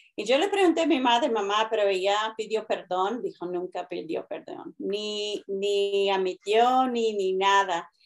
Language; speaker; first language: Spanish; early bilingual, heritage; Spanish